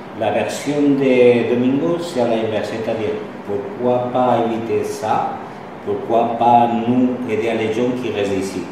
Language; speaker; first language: French; non-native, learner; Spanish